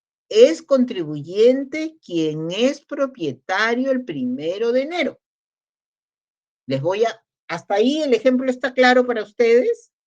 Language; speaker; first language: Spanish; native; Spanish